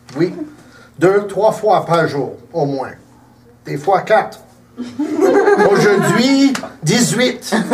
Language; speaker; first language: French; early bilingual, heritage; English